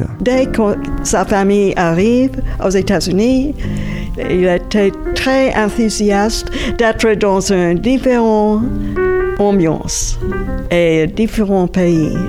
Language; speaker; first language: French; non-native, fluent; English